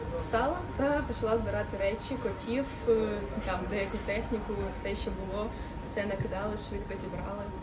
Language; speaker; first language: Ukrainian; non-native, local second language; Russian